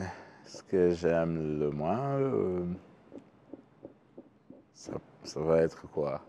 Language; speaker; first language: French; non-native, learner; Kinyarwanda